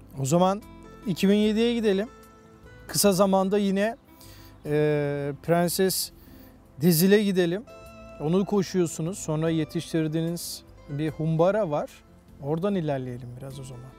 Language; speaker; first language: Turkish; native; Turkish